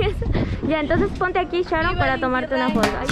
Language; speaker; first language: Spanish; native; Spanish